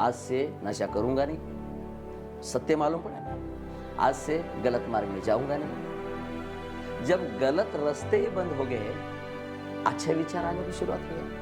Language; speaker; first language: Hindi; non-native, local second language; Marathi